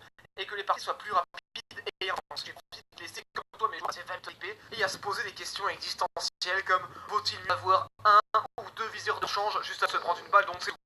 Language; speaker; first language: French; native; French